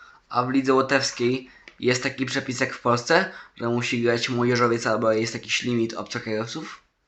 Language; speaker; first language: Polish; native; Polish